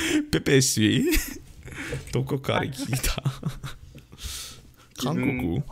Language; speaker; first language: Japanese; non-native, learner; English